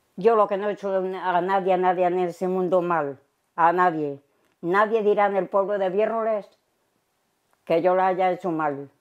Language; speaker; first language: Spanish; native; Spanish